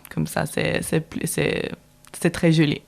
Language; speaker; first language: French; non-native, learner; Italian